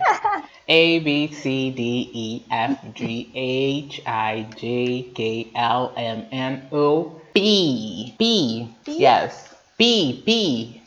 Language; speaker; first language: English; non-native, fluent; Portuguese